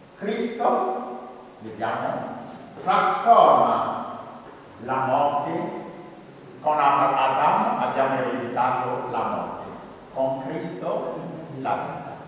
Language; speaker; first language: Italian; non-native, fluent; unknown